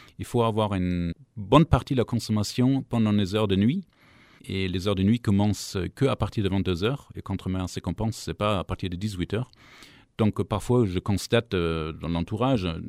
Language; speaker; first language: French; non-native, fluent; German